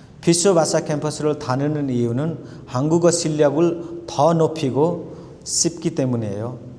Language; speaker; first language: Korean; non-native, fluent; Nepali